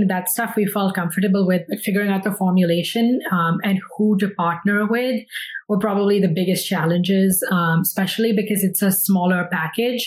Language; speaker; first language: English; non-native, local second language; Hindi